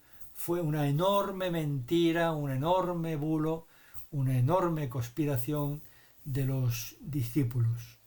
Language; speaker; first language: Spanish; native; Spanish